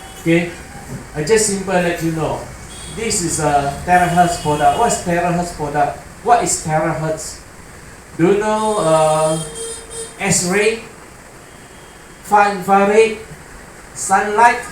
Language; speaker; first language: English; non-native, learner; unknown